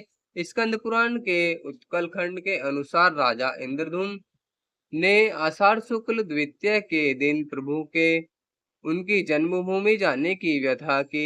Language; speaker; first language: Hindi; native; Hindi